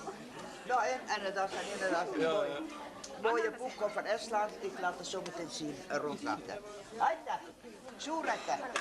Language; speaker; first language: Dutch; non-native, learner; Estonian